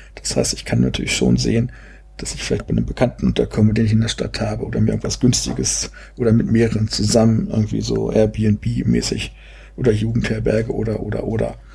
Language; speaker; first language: German; native; German